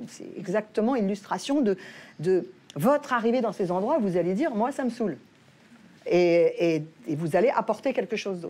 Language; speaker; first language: French; native; French